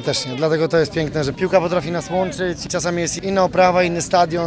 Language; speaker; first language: Polish; native; Polish